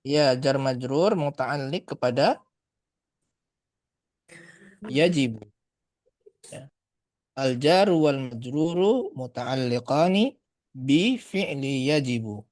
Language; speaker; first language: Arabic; non-native, fluent; Indonesian